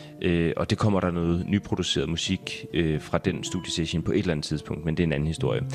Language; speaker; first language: Danish; native; Danish